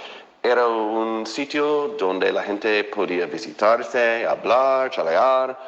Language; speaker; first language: Spanish; non-native, fluent; English